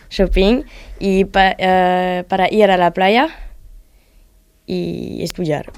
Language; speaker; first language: Spanish; non-native, learner; French